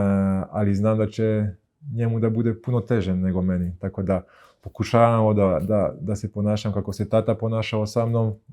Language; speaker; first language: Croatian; early bilingual, heritage; Croatian